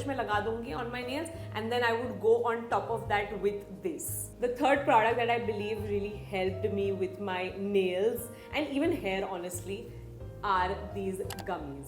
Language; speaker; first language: English; non-native, local second language; Hindi